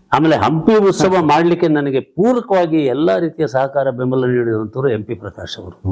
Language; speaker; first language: Kannada; native; Kannada